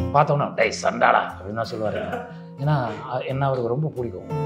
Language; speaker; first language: Tamil; native; Tamil